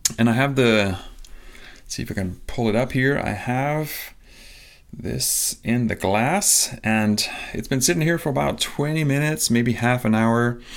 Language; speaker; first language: English; non-native, fluent; Danish